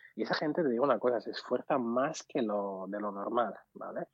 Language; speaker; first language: Spanish; early bilingual, other home language; Arabic